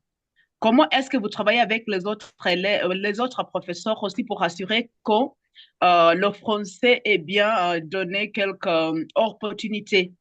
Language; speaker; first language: French; non-native, fluent; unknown